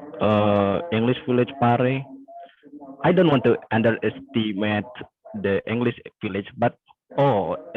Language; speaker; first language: English; non-native, learner; Indonesian